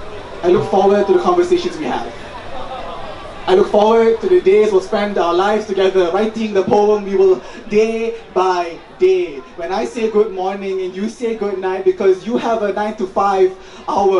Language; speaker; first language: English; non-native, local second language; Malay